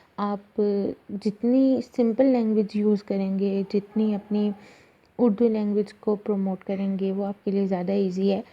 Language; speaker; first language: Urdu; non-native, local second language; Punjabi